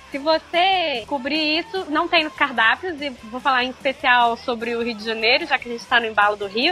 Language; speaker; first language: Portuguese; native; Portuguese